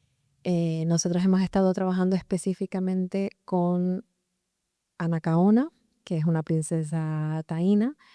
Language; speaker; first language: Spanish; native; Spanish